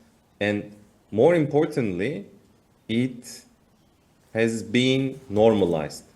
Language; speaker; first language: English; non-native, fluent; Turkish